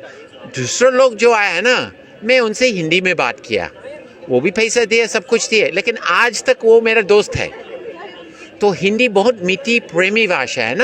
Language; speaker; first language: Hindi; non-native, fluent; English